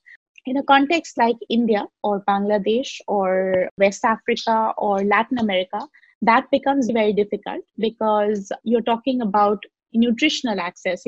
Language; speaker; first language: English; non-native, local second language; Hindi